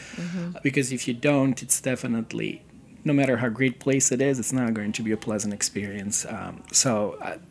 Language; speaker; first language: English; non-native, fluent; Serbian